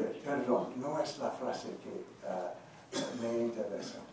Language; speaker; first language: Spanish; non-native, learner; English